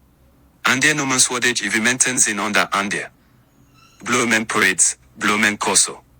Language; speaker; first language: Dutch; non-native, learner; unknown